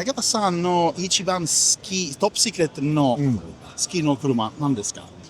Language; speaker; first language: Japanese; non-native, learner; English